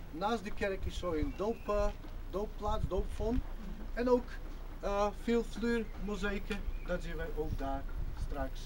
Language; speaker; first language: Dutch; non-native, fluent; Macedonian